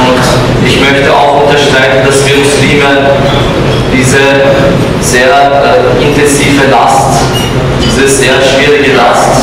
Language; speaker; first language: German; non-native, fluent; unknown